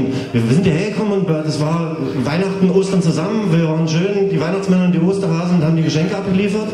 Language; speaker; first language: German; native; German